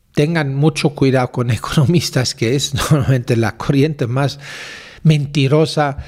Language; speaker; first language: Spanish; non-native, fluent; German